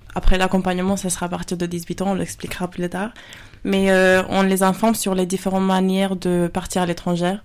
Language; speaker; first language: French; non-native, fluent; Spanish